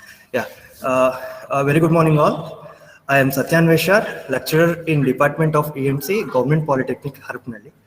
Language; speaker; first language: English; non-native, local second language; Kannada